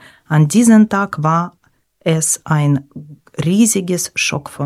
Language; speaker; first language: German; non-native, learner; Ukrainian